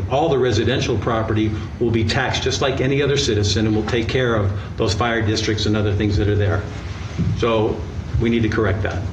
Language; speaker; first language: English; native; English